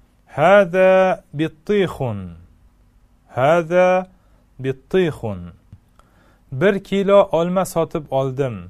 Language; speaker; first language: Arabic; non-native, fluent; Uzbek